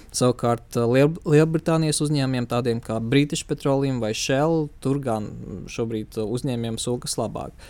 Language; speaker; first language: Latvian; non-native, local second language; Russian